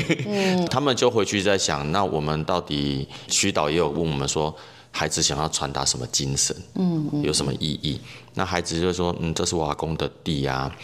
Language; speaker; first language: Chinese; native; Chinese